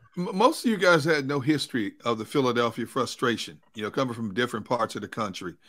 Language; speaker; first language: English; native; English